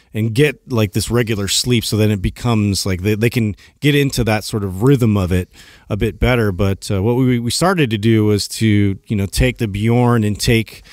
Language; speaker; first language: English; native; English